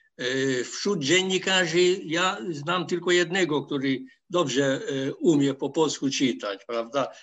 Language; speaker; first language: Polish; non-native, fluent; Hungarian